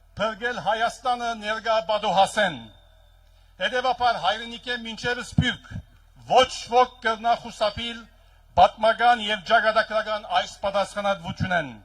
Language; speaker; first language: Armenian; early bilingual, heritage; Armenian